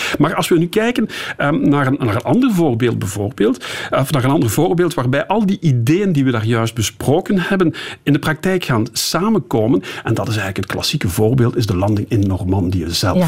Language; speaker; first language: Dutch; native; Dutch